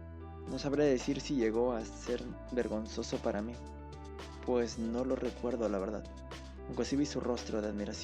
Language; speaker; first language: Spanish; native; Spanish